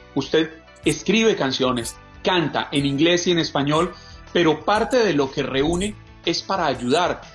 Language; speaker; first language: Spanish; native; Spanish